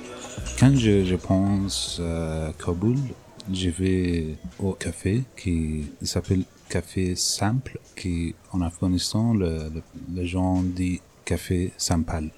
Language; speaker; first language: French; non-native, learner; Persian